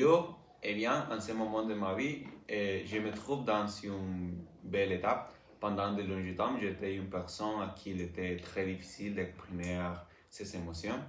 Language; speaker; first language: French; non-native, learner; Spanish